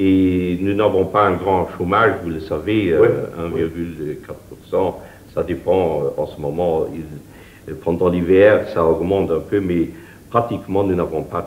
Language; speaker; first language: French; non-native, local second language; Luxembourgish